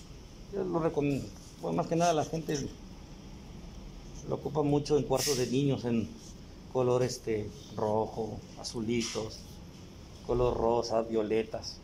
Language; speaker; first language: Spanish; native; Spanish